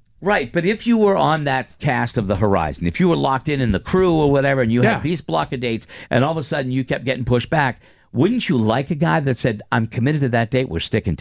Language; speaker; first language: English; native; English